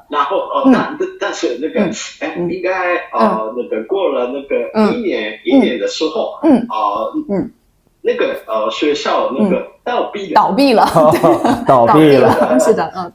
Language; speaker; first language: Chinese; non-native, fluent; Japanese